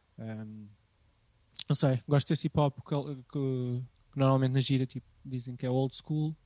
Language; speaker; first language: Portuguese; native; Portuguese